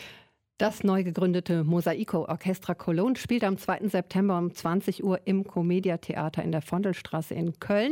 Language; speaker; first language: German; native; German